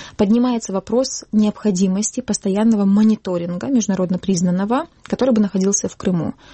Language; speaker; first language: Russian; non-native, local second language; Crimean Tatar